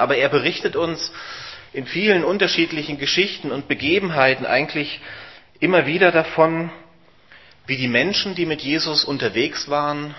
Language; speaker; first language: German; native; German